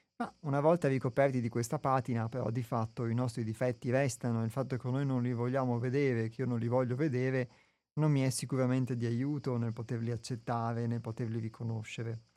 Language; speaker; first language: Italian; native; Italian